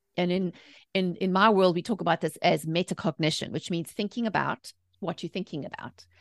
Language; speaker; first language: English; native; English